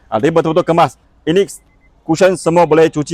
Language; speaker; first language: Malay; non-native, local second language; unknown